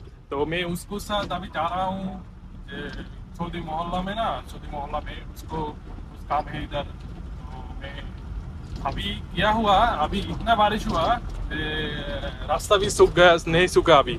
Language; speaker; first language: Hindi; non-native, learner; Bangla